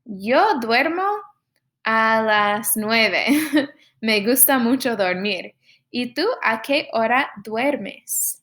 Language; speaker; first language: Spanish; non-native, fluent; English